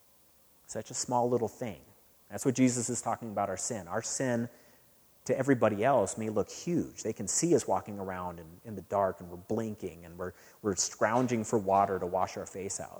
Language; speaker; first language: English; native; English